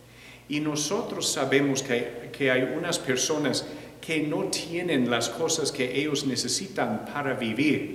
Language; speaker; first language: Spanish; non-native, fluent; English